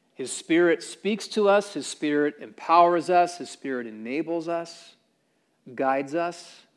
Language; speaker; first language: English; native; English